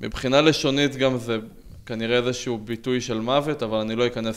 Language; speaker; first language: Hebrew; native; Hebrew